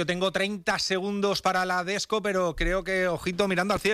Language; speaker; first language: Spanish; native; Spanish